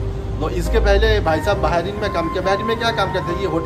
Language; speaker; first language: Hindi; non-native, local second language; Bangla